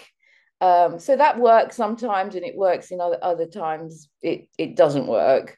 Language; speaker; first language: English; early bilingual, other home language; Seselwa Creole French